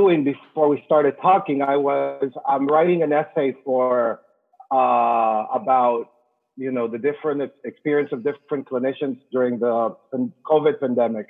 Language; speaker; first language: English; non-native, fluent; Spanish